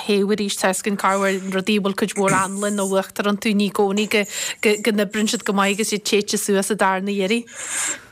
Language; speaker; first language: Irish; native; Irish